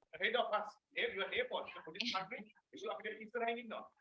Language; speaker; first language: English; non-native, local second language; Sinhala